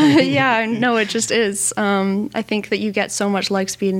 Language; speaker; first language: English; native; English